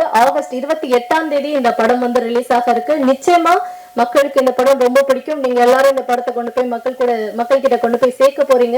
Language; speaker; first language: Tamil; native; Tamil